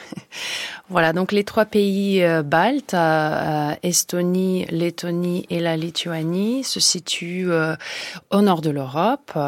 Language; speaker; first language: French; non-native, fluent; Lithuanian